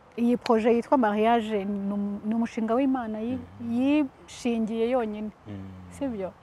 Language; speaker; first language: Kinyarwanda; early bilingual, heritage; Kinyarwanda